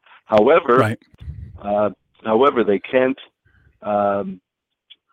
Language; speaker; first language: English; native; English